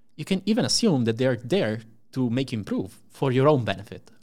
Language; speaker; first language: English; non-native, fluent; Italian